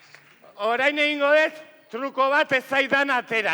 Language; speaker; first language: Basque; non-native, local second language; Spanish